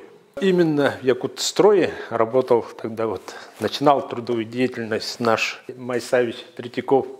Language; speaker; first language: Russian; native; Russian